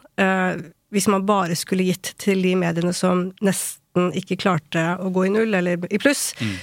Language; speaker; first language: Norwegian; native; Norwegian